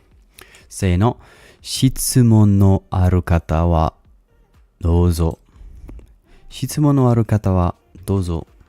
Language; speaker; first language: Japanese; non-native, learner; English